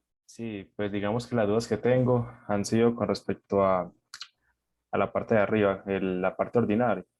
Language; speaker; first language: Spanish; native; Spanish